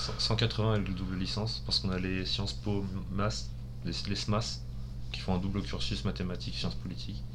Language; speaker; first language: French; early bilingual, other home language; Spanish